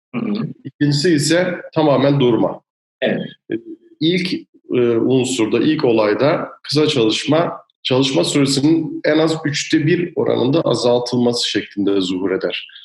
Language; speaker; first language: Turkish; native; Turkish